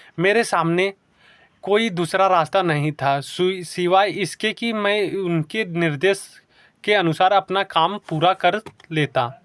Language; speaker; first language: Hindi; native; Hindi